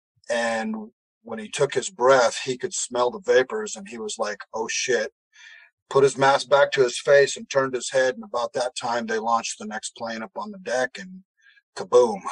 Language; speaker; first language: English; native; English